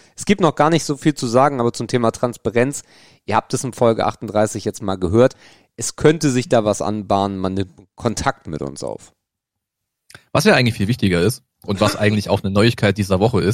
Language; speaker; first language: German; native; German